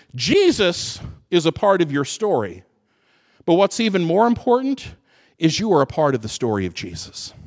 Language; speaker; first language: English; native; English